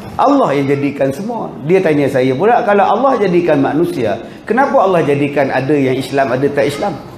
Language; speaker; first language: Malay; native; Malay